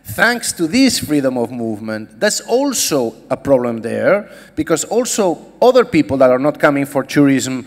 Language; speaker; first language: English; non-native, fluent; Spanish